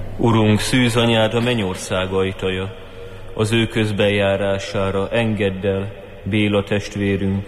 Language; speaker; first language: Hungarian; native; Hungarian